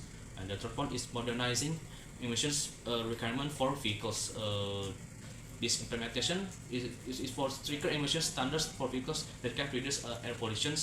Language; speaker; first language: English; non-native, learner; Indonesian